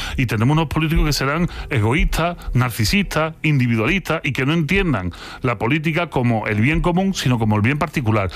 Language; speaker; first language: Spanish; native; Spanish